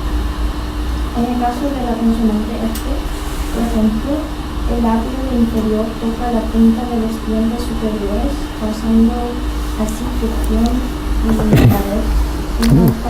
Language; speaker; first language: Spanish; non-native, learner; Korean